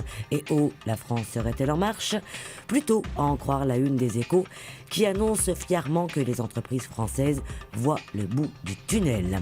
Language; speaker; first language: French; native; French